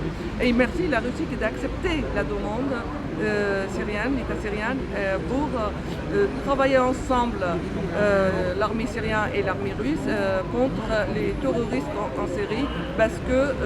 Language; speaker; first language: French; non-native, fluent; Arabic